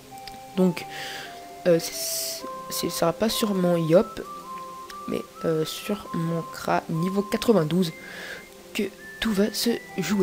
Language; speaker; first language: French; native; French